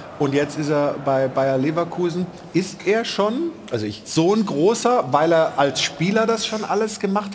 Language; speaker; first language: German; native; German